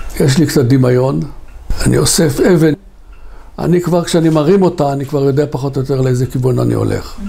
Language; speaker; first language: Hebrew; native; Hebrew